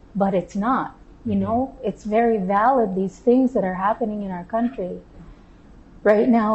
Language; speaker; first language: English; native; English